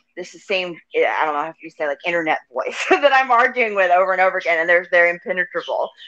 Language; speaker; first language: English; native; English